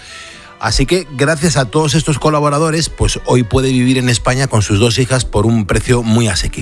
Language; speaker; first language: Spanish; native; Spanish